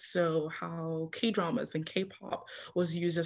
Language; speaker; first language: English; early bilingual, other home language; French